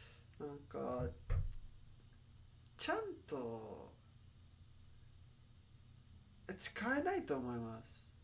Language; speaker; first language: Japanese; non-native, learner; English